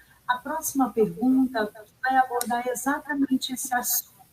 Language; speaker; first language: Portuguese; native; Portuguese